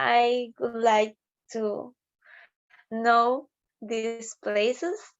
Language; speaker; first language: English; non-native, learner; Spanish